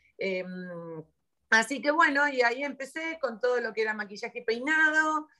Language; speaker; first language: Spanish; native; Spanish